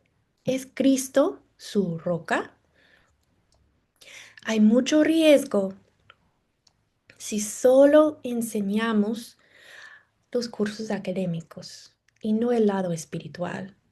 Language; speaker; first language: Spanish; non-native, fluent; English